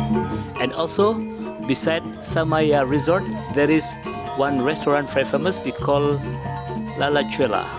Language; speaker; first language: English; non-native, learner; Indonesian